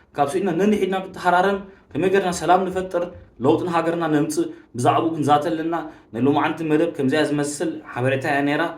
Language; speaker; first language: Tigrinya; early bilingual, heritage; Tigrinya